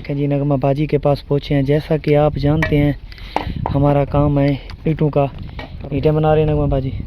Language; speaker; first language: Urdu; non-native, local second language; Punjabi